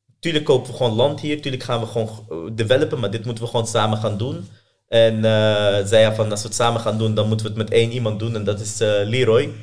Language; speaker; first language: Dutch; early bilingual, other home language; Persian